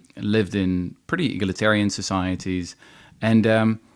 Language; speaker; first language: English; non-native, fluent; Dutch